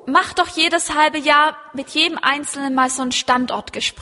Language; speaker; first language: German; native; German